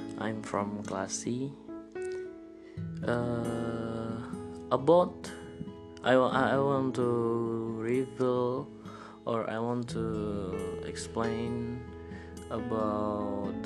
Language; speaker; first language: English; non-native, learner; Indonesian